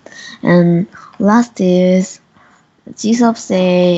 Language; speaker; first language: English; non-native, learner; Korean